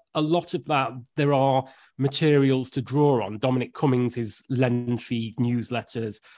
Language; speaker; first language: English; native; English